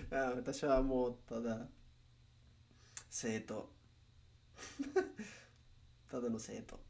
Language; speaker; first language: Japanese; non-native, learner; Spanish